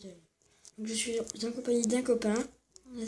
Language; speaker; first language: French; native; French